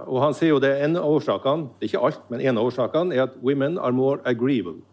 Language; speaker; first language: Norwegian; native; Norwegian